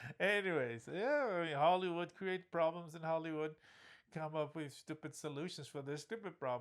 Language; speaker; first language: English; non-native, fluent; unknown